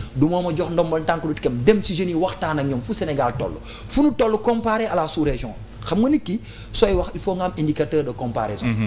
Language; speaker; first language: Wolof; non-native, local second language; Jola-Fonyi